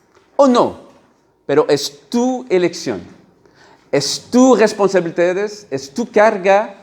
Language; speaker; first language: Spanish; non-native, learner; French